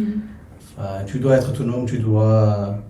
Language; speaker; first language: French; non-native, local second language; Arabic